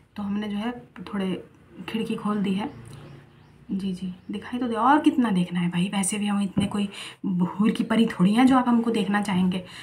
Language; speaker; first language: Hindi; non-native, local second language; Bangla